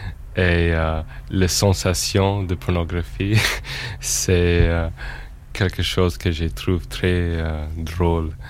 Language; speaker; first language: French; non-native, fluent; English